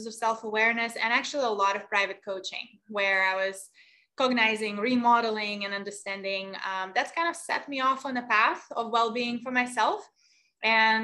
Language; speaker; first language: English; non-native, fluent; Russian